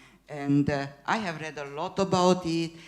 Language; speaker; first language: English; non-native, fluent; Hungarian